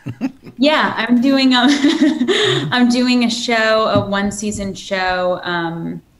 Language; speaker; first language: English; native; English